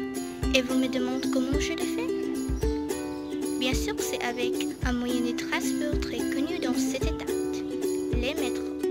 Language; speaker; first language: French; non-native, learner; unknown